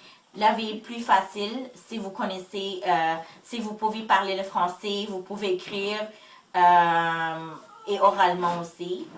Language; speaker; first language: French; early bilingual, other home language; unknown